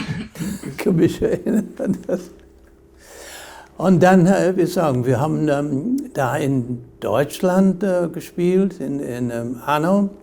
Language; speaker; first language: German; non-native, fluent; English